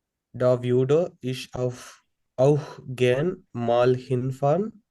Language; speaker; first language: German; non-native, learner; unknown